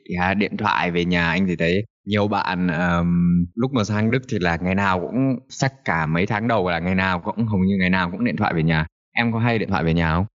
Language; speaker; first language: Vietnamese; early bilingual, heritage; Vietnamese